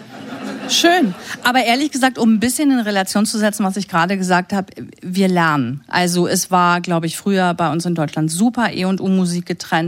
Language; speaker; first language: German; native; German